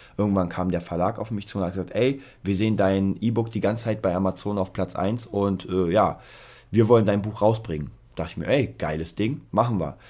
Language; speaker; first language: German; early bilingual, other home language; Polish